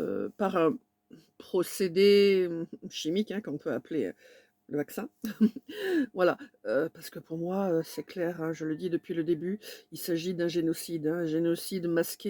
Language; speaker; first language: French; native; French